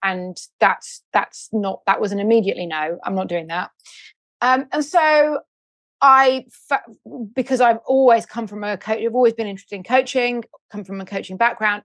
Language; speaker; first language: English; native; English